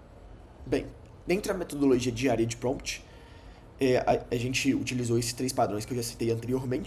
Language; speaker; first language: Portuguese; native; Portuguese